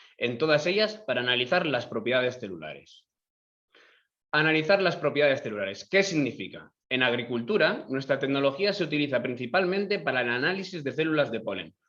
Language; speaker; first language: Spanish; native; Spanish